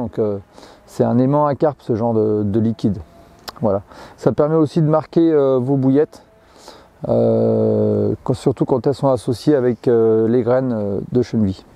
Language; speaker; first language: French; native; French